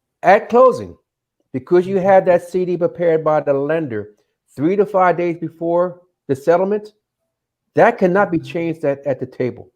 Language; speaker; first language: English; native; English